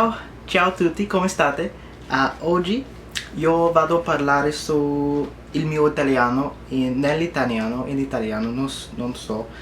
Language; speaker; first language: Italian; non-native, learner; English